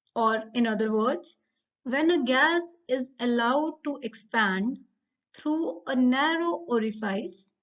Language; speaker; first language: English; non-native, local second language; Punjabi